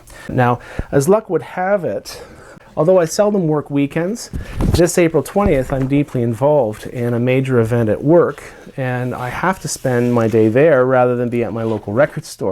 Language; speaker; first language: English; native; English